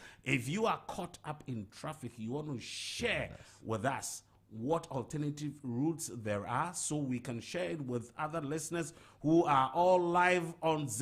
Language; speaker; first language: English; non-native, local second language; Akan